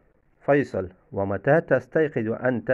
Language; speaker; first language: Arabic; non-native, fluent; Bangla